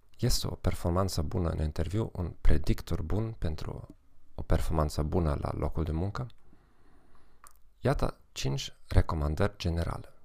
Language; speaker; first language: Romanian; non-native, fluent; German